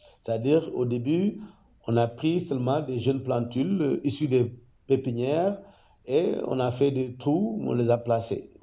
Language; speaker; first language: French; non-native, local second language; Wolof